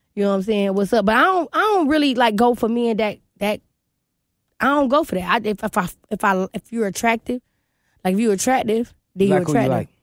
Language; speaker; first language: English; native; English